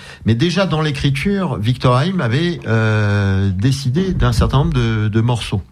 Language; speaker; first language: French; native; French